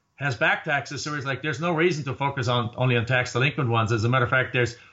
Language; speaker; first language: English; non-native, fluent; German